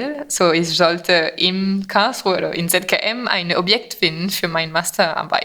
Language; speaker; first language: German; non-native, fluent; French